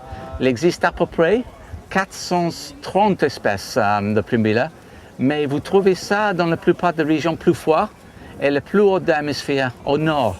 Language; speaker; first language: French; non-native, fluent; English